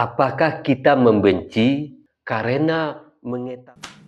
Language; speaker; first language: Indonesian; native; Indonesian